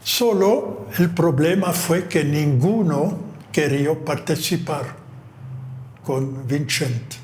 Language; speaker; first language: Spanish; non-native, fluent; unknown